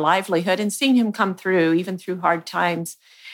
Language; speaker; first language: English; native; English